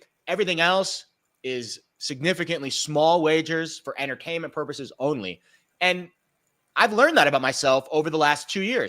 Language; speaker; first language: English; native; English